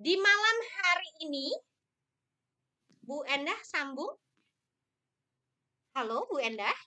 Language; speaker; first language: Indonesian; native; Indonesian